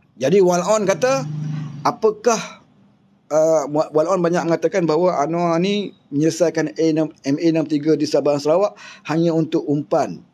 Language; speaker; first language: Malay; native; Malay